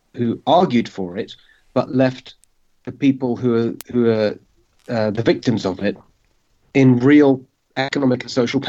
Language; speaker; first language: English; native; English